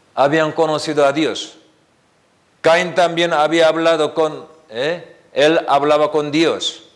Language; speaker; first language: Spanish; non-native, learner; Korean